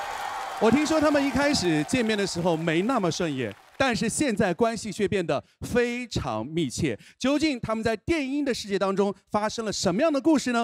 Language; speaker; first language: Chinese; native; Chinese